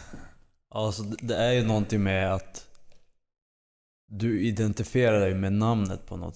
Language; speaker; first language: Swedish; native; Swedish